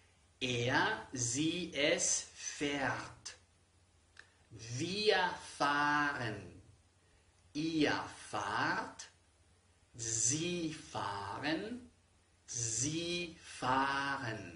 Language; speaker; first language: German; non-native, fluent; Spanish